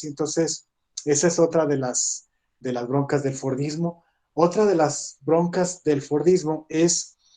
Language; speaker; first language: Spanish; native; Spanish